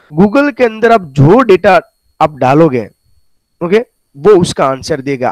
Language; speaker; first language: Hindi; native; Hindi